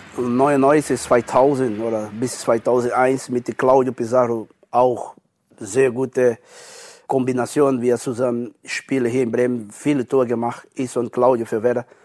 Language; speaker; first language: German; non-native, learner; Portuguese